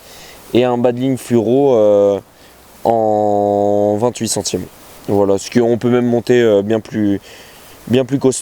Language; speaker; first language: French; native; French